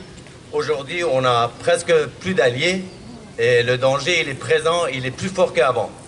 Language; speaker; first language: French; non-native, fluent; Kurdish